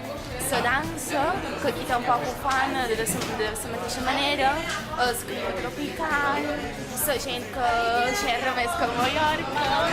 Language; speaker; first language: Catalan; early bilingual, other home language; Portuguese